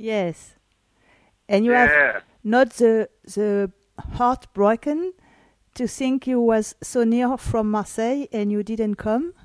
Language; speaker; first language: English; non-native, learner; French